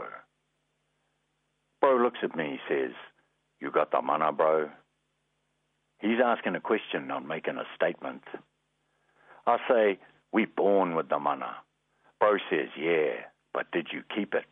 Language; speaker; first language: English; native; English